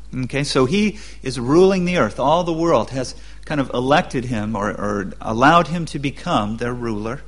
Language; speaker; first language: English; native; English